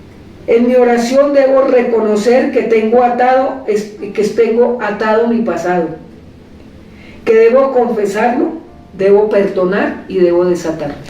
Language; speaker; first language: Spanish; native; Spanish